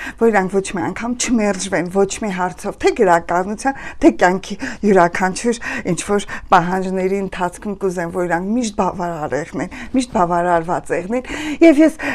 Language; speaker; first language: Armenian; native; Armenian